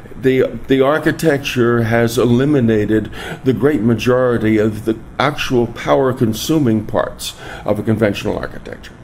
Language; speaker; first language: English; native; English